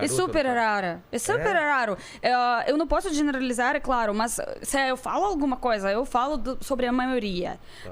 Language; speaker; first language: Portuguese; non-native, fluent; Russian